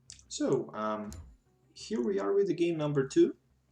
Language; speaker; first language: English; non-native, fluent; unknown